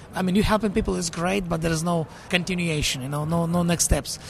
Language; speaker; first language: English; non-native, fluent; Russian